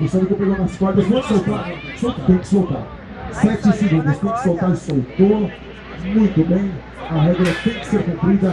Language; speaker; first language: Portuguese; native; Portuguese